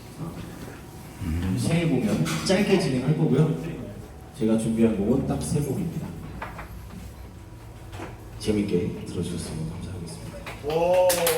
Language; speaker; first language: Korean; native; Korean